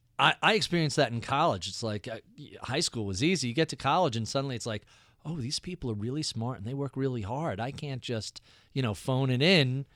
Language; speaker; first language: English; native; English